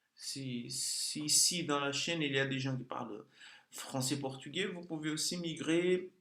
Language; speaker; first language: French; non-native, fluent; Portuguese